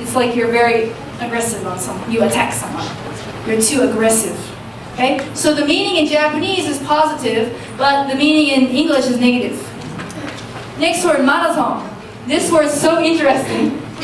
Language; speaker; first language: English; native; English